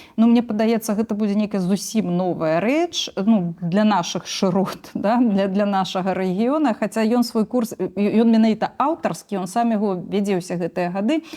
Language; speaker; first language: Belarusian; native; Belarusian